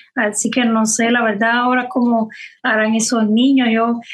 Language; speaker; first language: Spanish; native; Spanish